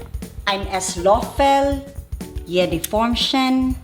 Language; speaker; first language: German; non-native, learner; Filipino